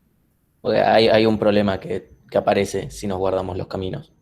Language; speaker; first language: Spanish; native; Spanish